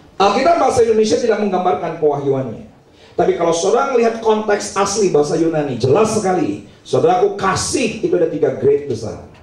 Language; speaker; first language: Indonesian; native; Indonesian